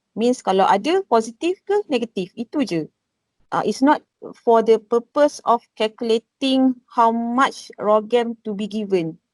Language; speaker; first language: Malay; native; Malay